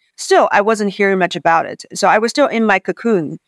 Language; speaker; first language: English; non-native, fluent; Chinese